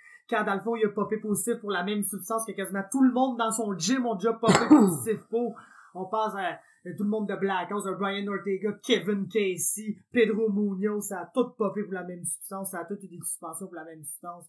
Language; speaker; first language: French; native; French